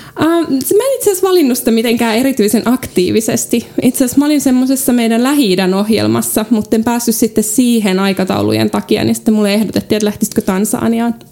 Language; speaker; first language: Finnish; native; Finnish